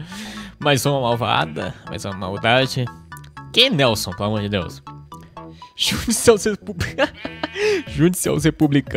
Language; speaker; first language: Portuguese; native; Portuguese